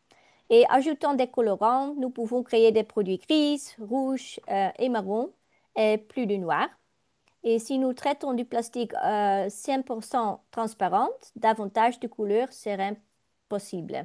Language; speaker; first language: French; non-native, learner; Dutch